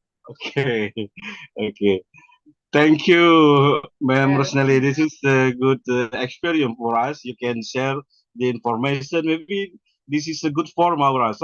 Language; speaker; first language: English; non-native, learner; Indonesian